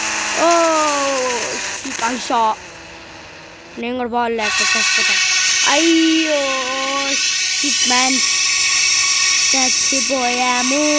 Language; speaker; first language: Telugu; native; Telugu